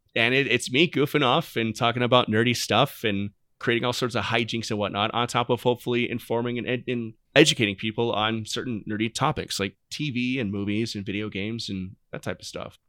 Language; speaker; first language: English; native; English